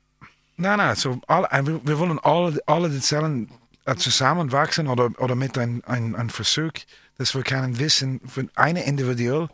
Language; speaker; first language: German; non-native, learner; English